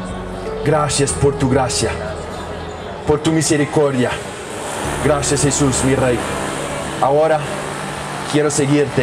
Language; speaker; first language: Spanish; non-native, learner; English